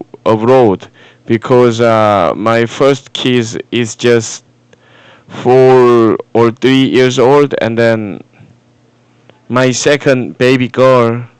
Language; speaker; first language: English; non-native, fluent; Korean